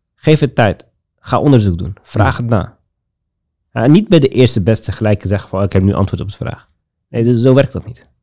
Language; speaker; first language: Dutch; early bilingual, other home language; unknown